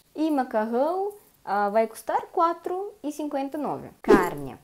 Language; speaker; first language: Portuguese; non-native, learner; Russian